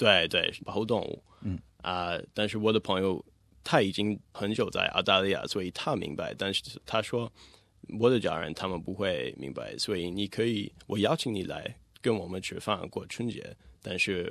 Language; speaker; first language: Chinese; non-native, fluent; English